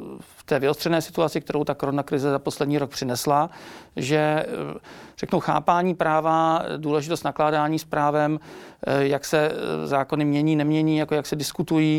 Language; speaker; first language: Czech; native; Czech